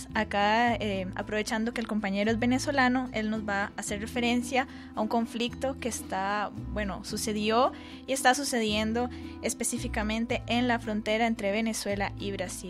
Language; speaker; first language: Spanish; native; Spanish